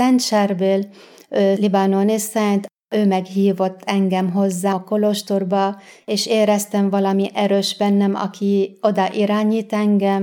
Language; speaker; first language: Hungarian; non-native, fluent; Arabic